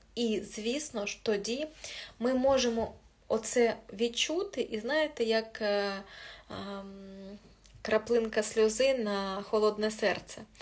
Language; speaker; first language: Ukrainian; non-native, local second language; Russian